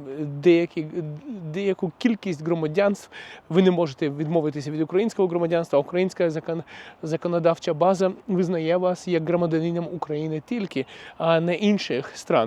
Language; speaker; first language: Ukrainian; non-native, local second language; Russian